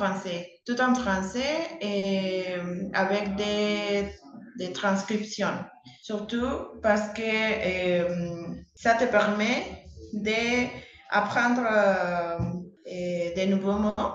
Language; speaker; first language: French; non-native, learner; Spanish